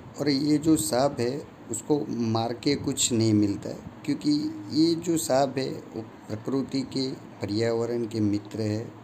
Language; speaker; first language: Hindi; non-native, local second language; Gujarati